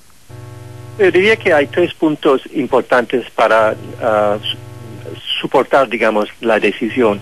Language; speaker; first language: Spanish; non-native, fluent; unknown